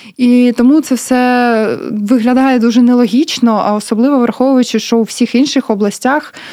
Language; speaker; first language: Ukrainian; native; Ukrainian